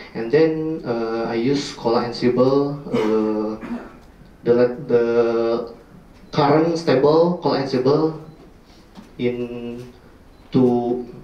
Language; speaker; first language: English; non-native, learner; Indonesian